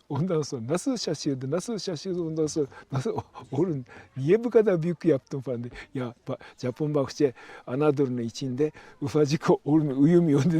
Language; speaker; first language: Turkish; non-native, fluent; Japanese